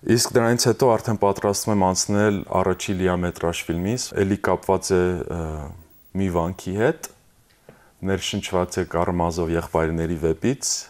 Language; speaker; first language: Armenian; early bilingual, heritage; Armenian